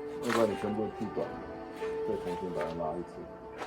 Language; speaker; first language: Chinese; native; Chinese